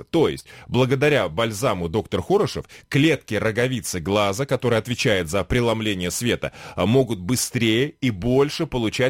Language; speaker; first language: Russian; native; Russian